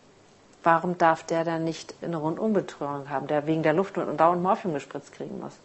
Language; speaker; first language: German; native; German